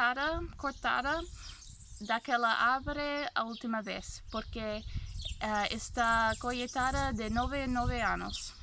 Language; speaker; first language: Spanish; non-native, fluent; English